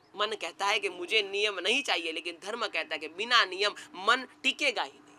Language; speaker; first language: Hindi; non-native, local second language; Gujarati